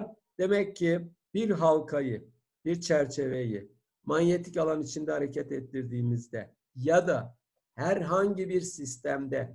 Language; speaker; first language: Turkish; native; Turkish